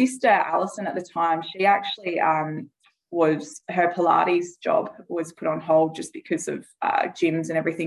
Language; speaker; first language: English; native; English